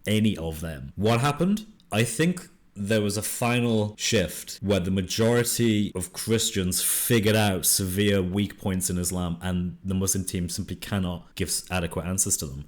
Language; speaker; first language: English; native; English